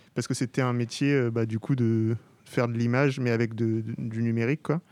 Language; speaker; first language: French; native; French